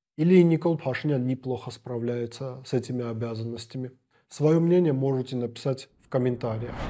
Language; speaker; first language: Russian; non-native, local second language; Armenian